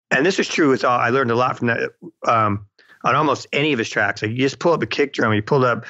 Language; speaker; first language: English; native; English